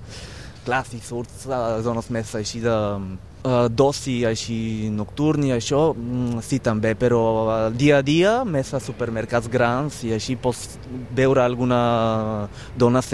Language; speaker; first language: Catalan; non-native, fluent; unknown